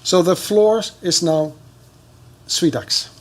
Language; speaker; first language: English; non-native, fluent; Icelandic